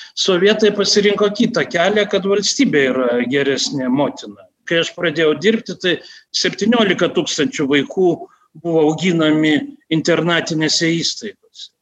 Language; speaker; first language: Lithuanian; native; Lithuanian